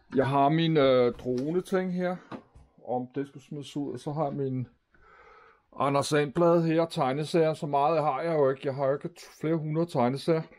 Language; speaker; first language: Danish; native; Danish